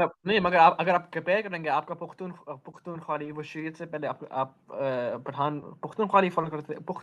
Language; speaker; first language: Hindi; non-native, learner; Urdu